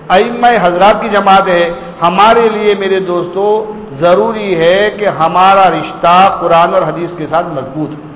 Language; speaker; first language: Urdu; non-native, local second language; Gujarati